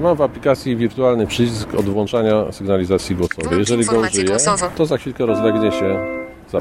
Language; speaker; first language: Polish; native; Polish